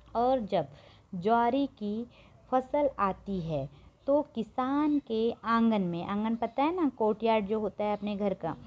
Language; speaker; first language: Hindi; non-native, local second language; Marathi